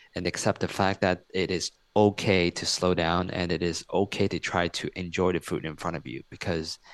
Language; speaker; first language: English; non-native, local second language; Cantonese